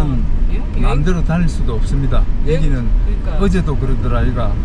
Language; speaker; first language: Korean; native; Korean